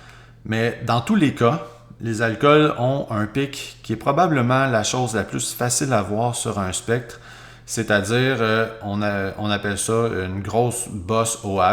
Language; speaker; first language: French; native; French